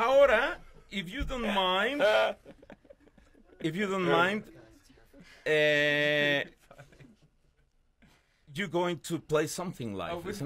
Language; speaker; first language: English; non-native, fluent; Spanish